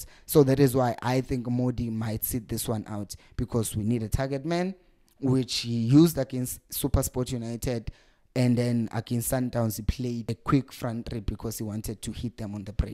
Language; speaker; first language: English; non-native, local second language; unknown